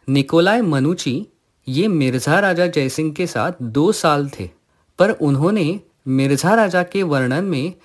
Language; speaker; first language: Hindi; non-native, local second language; Marathi